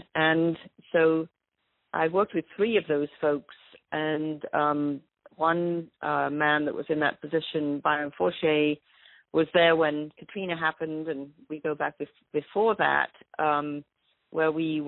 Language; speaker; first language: English; native; English